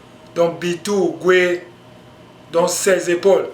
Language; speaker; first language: French; non-native, local second language; Basaa